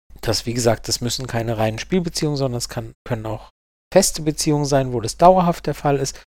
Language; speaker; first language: German; native; German